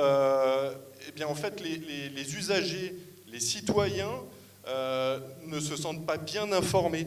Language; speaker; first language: French; native; French